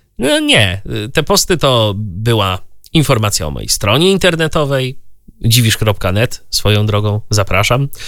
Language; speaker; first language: Polish; native; Polish